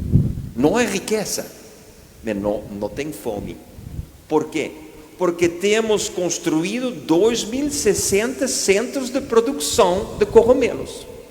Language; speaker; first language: Portuguese; non-native, fluent; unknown